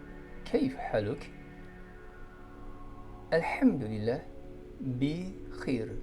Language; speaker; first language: Arabic; non-native, fluent; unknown